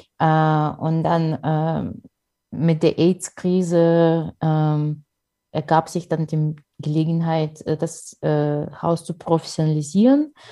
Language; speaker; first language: German; non-native, fluent; Russian